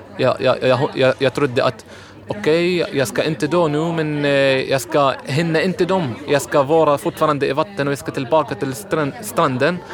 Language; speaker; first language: Swedish; non-native, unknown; Arabic